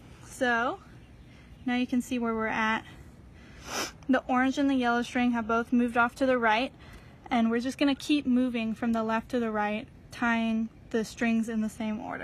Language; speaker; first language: English; native; English